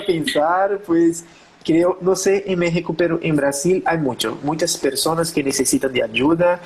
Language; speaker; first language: Spanish; non-native, learner; Portuguese